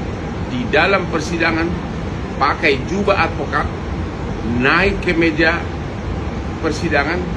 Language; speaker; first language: Indonesian; native; Indonesian